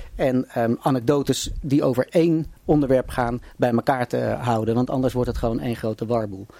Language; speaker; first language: Dutch; native; Dutch